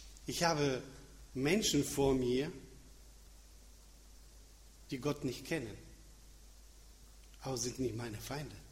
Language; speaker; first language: German; non-native, fluent; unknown